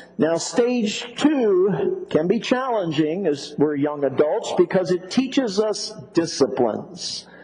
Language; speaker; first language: English; native; English